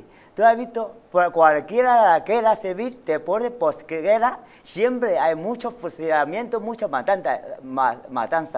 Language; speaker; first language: Spanish; non-native, learner; Chinese